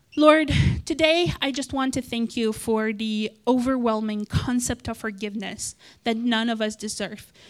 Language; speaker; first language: English; non-native, fluent; Romanian